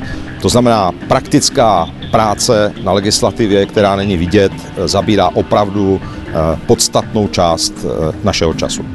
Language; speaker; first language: Czech; native; Czech